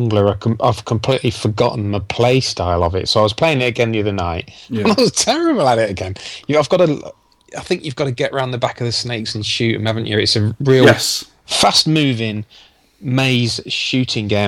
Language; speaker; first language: English; native; English